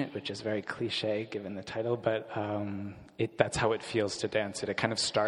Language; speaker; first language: English; native; English